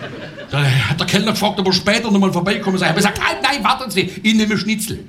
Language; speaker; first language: German; native; German